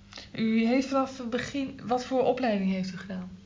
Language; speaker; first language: Dutch; native; Dutch